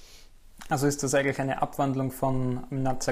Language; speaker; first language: German; native; German